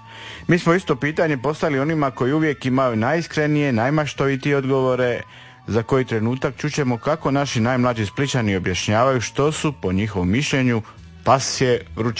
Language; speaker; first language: Serbian; native; Serbian